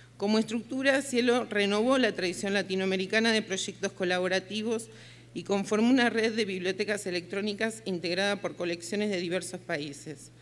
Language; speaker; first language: Spanish; native; Spanish